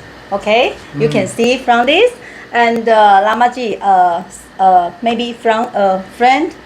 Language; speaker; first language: English; non-native, learner; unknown